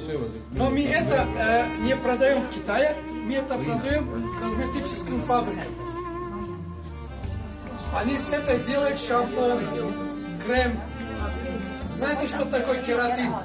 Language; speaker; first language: Russian; non-native, learner; Turkish